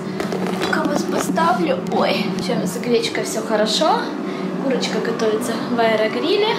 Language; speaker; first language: Russian; native; Russian